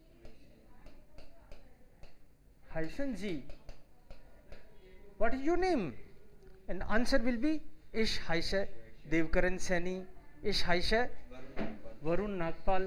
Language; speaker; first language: Hindi; native; Hindi